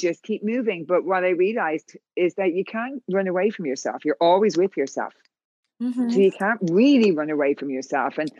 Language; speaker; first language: English; native; English